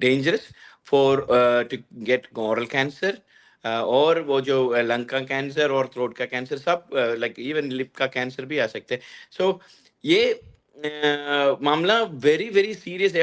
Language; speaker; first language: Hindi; non-native, local second language; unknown